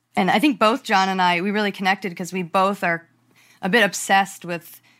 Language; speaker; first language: English; native; English